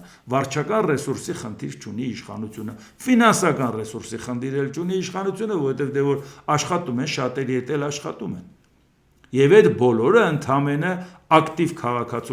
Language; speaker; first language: Armenian; native; Armenian